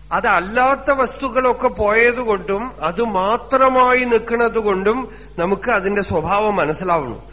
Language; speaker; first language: Malayalam; non-native, local second language; Tamil